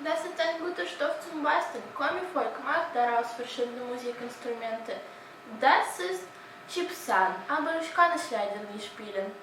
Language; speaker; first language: German; non-native, fluent; Russian